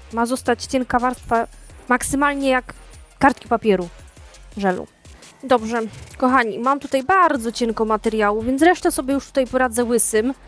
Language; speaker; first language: Polish; native; Polish